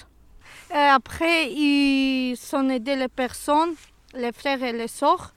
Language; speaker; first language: French; non-native, learner; Serbian